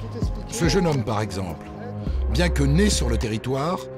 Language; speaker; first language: French; native; French